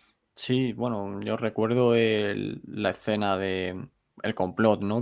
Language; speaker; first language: Spanish; native; Spanish